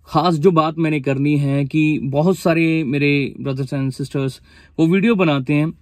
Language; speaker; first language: Hindi; non-native, local second language; Punjabi